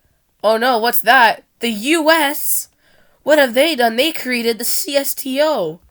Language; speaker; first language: English; non-native, fluent; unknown